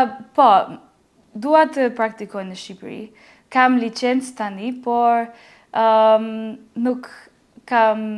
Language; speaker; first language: Albanian; non-native, learner; English